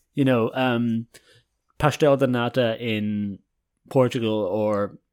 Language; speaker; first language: English; native; English